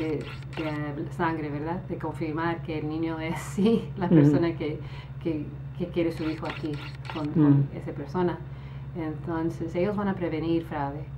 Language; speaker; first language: Spanish; early bilingual, other home language; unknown